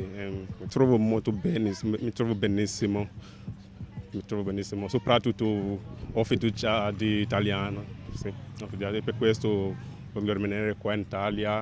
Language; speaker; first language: Italian; non-native, learner; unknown